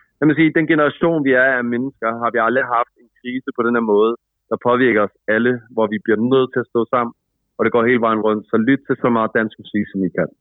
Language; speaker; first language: Danish; native; Danish